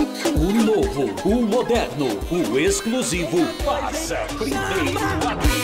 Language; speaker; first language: Portuguese; native; Portuguese